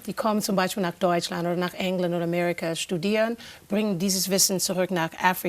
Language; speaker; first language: German; non-native, fluent; English